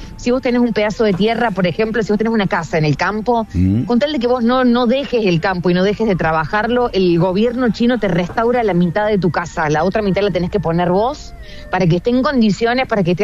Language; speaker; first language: Spanish; native; Spanish